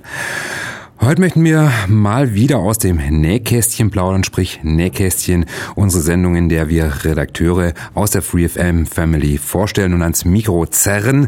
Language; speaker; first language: German; native; German